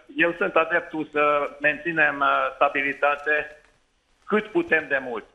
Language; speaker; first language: Romanian; non-native, local second language; Hungarian